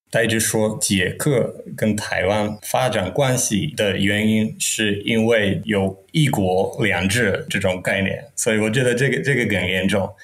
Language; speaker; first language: Chinese; non-native, fluent; Czech